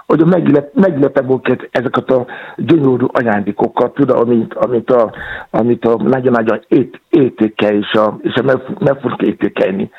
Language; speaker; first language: Hungarian; non-native, fluent; Yoruba